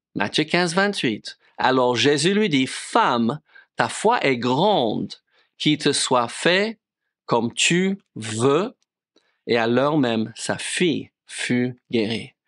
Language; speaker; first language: French; non-native, fluent; English